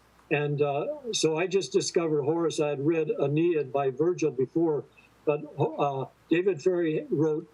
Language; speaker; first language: English; native; English